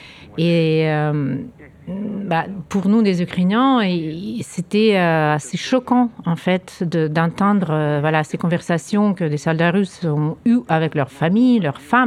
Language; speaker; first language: French; non-native, fluent; Ukrainian